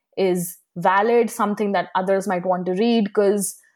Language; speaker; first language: English; non-native, local second language; Hindi